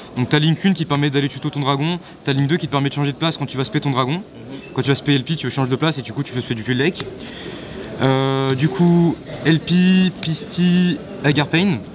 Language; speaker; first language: French; native; French